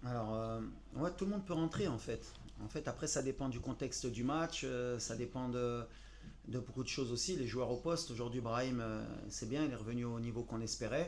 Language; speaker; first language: French; native; French